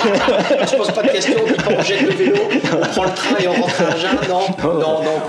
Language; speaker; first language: French; native; French